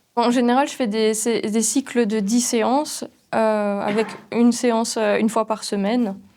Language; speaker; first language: French; non-native, local second language; Swiss German